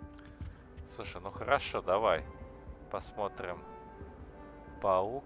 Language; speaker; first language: Russian; native; Russian